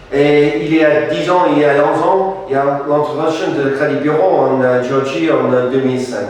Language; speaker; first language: French; non-native, fluent; English